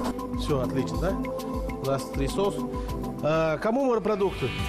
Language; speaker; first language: Russian; non-native, learner; Portuguese